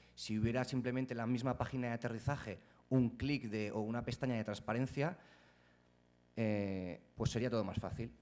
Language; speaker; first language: Spanish; native; Spanish